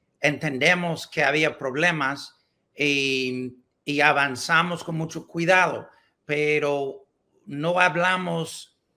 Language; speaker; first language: Spanish; non-native, learner; English